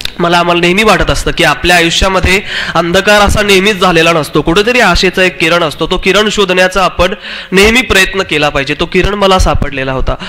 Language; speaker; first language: Marathi; non-native, local second language; Urdu